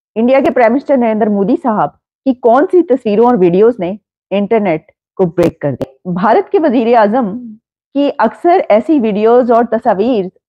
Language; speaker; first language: Hindi; native; Hindi